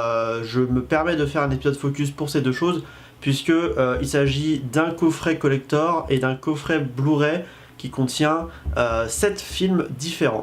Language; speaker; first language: French; native; French